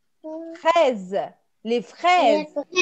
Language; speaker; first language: French; non-native, fluent; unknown